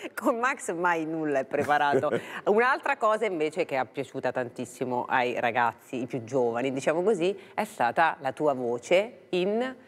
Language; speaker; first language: Italian; native; Italian